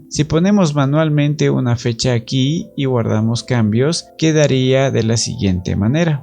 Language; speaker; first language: Spanish; native; Spanish